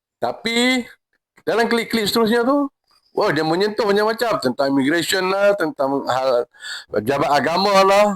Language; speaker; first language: Malay; native; Malay